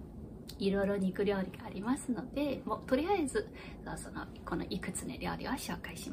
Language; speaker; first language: Japanese; non-native, fluent; Chinese